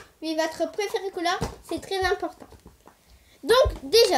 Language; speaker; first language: French; native; French